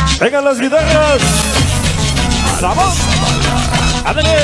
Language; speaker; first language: Spanish; native; Spanish